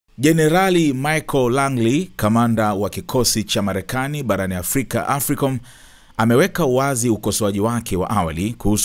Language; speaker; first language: Swahili; native; Swahili